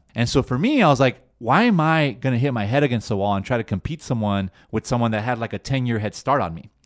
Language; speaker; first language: English; early bilingual, other home language; Spanish